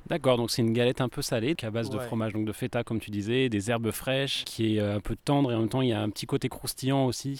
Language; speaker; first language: French; native; French